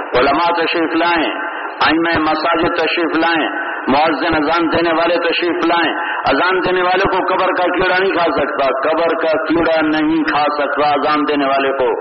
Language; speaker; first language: Urdu; non-native, local second language; Punjabi